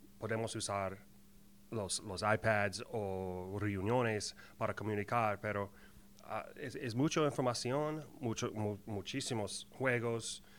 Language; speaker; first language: Spanish; non-native, learner; English